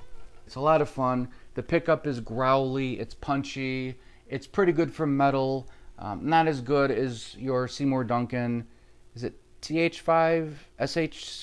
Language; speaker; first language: English; native; English